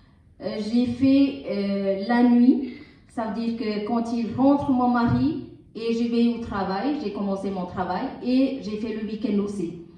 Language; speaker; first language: French; non-native, learner; Tamil